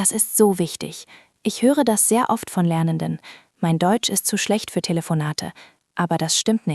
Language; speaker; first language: German; non-native, fluent; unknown